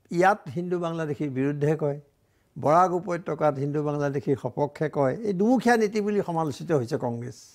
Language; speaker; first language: Assamese; native; Assamese